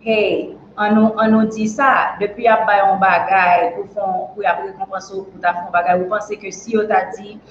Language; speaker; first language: French; non-native, local second language; Haitian Creole